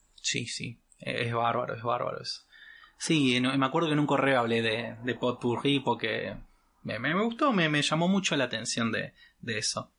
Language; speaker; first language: Spanish; native; Spanish